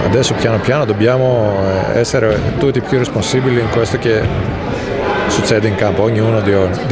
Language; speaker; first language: Italian; non-native, fluent; Greek